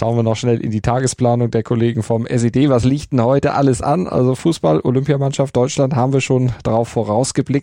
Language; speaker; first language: German; native; German